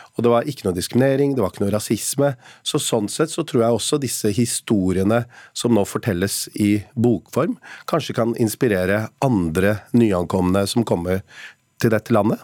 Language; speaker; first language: Norwegian; early bilingual, other home language; Punjabi